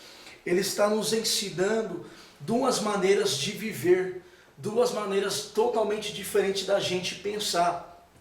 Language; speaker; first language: Portuguese; native; Portuguese